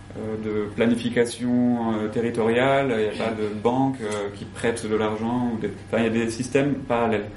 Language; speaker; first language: French; native; French